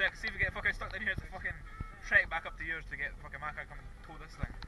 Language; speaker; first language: English; native; English